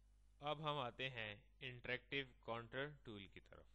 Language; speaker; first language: Urdu; native; Urdu